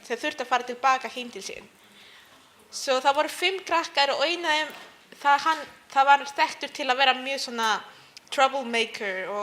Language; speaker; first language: Icelandic; early bilingual, other home language; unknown